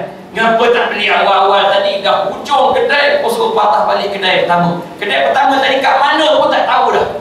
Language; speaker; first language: Malay; native; Malay